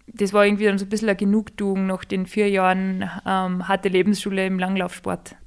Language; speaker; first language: German; native; German